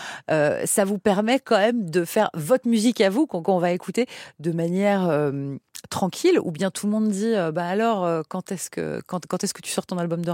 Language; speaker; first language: French; native; French